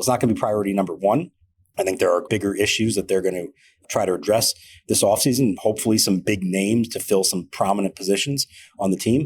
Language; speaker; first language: English; native; English